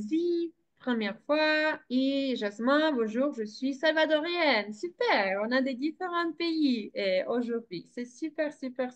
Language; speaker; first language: French; non-native, fluent; Spanish